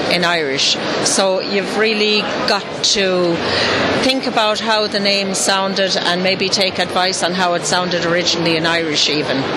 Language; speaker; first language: English; native; English